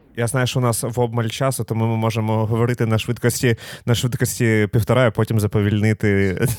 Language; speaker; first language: Ukrainian; non-native, local second language; Russian